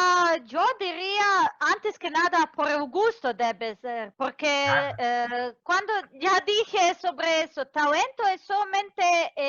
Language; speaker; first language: Spanish; non-native, fluent; Serbian